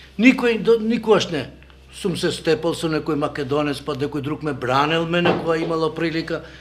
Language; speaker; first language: Macedonian; non-native, local second language; Albanian